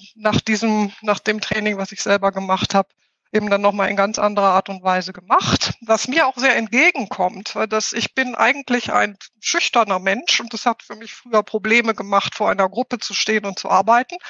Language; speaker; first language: German; native; German